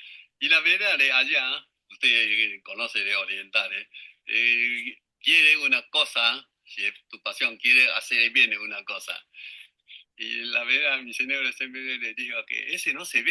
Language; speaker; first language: Spanish; non-native, learner; Chinese